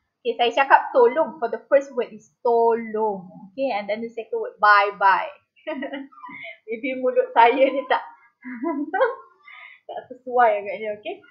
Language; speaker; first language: English; non-native, local second language; Malay